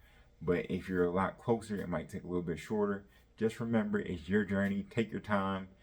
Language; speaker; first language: English; native; English